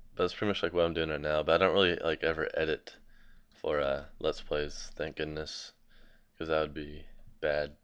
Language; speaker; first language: English; native; English